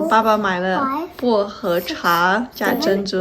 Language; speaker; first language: Chinese; non-native, fluent; English